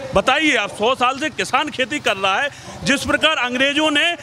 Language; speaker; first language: Hindi; native; Hindi